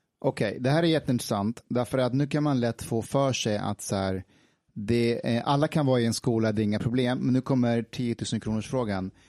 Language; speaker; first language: Swedish; early bilingual, other home language; Persian